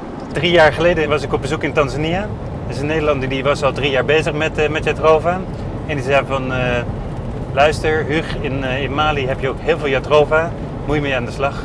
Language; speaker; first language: Dutch; native; Dutch